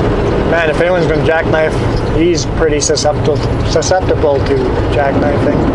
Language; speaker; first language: English; native; English